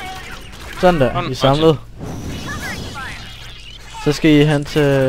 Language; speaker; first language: Danish; native; Danish